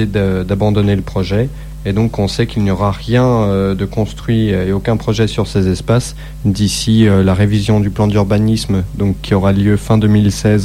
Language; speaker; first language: French; native; French